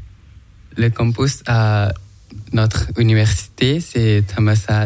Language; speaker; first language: French; non-native, learner; Thai